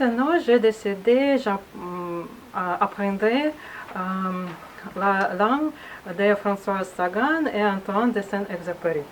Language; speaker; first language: French; non-native, learner; Russian